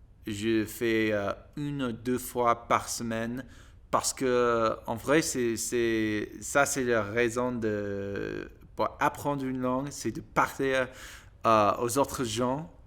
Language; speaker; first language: French; non-native, learner; English